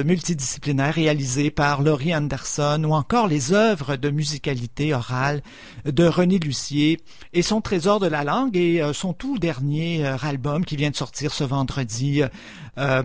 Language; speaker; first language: French; native; French